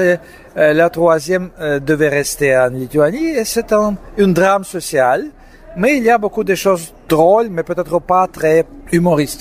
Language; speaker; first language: French; non-native, fluent; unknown